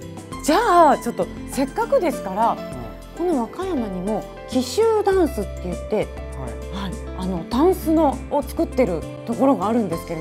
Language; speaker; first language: Japanese; native; Japanese